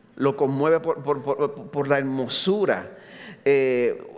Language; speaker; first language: Spanish; native; Spanish